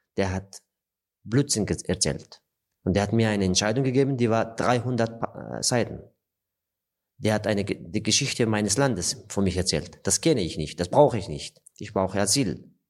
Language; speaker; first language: German; non-native, fluent; Persian